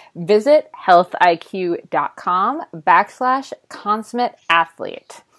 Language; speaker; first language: English; native; English